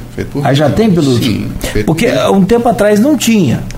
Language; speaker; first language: Portuguese; native; Portuguese